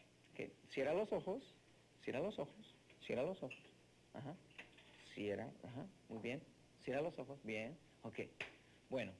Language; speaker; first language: Spanish; non-native, fluent; English